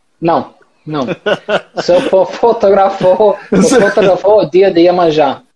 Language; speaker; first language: Portuguese; non-native, learner; English